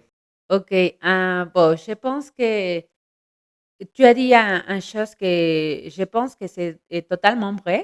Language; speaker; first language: French; non-native, learner; Spanish